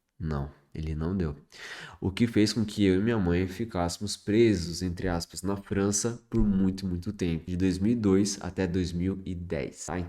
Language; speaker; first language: Portuguese; early bilingual, other home language; French